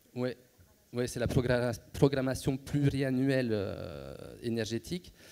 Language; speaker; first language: French; native; French